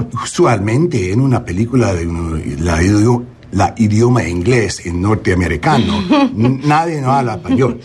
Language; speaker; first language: Spanish; early bilingual, heritage; English